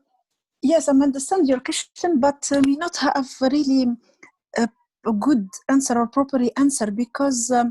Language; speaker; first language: English; non-native, learner; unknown